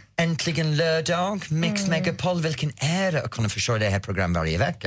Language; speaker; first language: Swedish; non-native, fluent; English